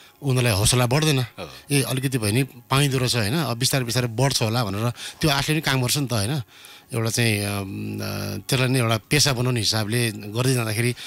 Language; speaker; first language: Nepali; native; Nepali